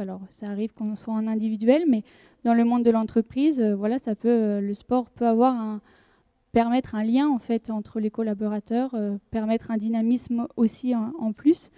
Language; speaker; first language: French; native; French